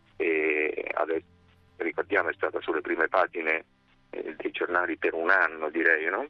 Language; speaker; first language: Italian; native; Italian